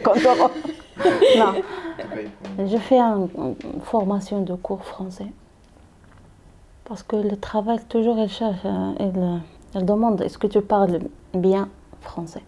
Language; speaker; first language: French; non-native, learner; Arabic